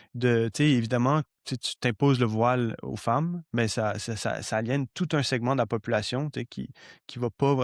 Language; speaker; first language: French; native; French